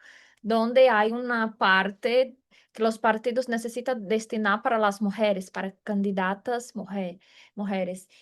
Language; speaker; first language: Spanish; non-native, fluent; Portuguese